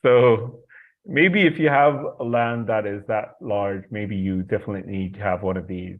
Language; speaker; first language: English; non-native, fluent; Korean